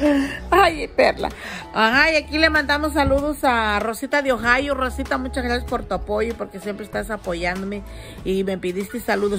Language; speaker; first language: Spanish; native; Spanish